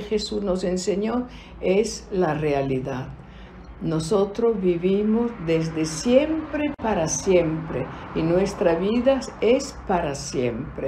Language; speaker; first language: Spanish; non-native, fluent; Italian